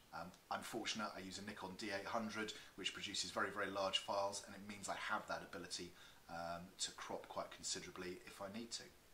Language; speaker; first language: English; native; English